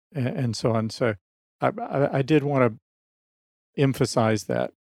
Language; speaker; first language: English; native; English